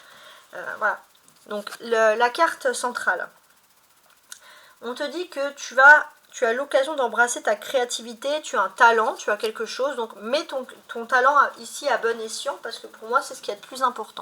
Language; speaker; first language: French; native; French